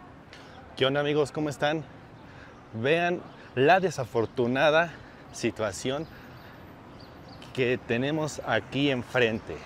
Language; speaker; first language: Spanish; native; Spanish